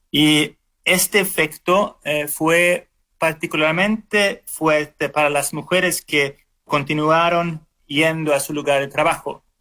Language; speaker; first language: Spanish; non-native, fluent; Swedish